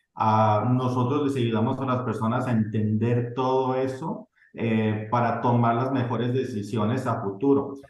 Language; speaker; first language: Spanish; early bilingual, heritage; Spanish